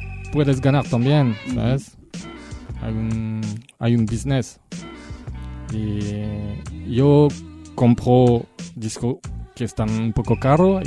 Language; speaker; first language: Spanish; non-native, fluent; French